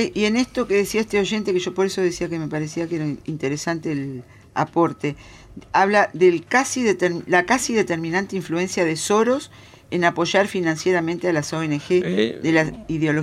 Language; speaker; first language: Spanish; native; Spanish